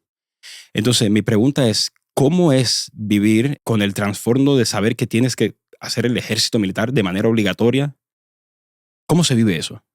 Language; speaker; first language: Spanish; native; Spanish